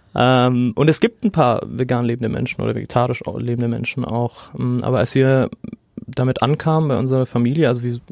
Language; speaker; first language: German; early bilingual, other home language; Arabic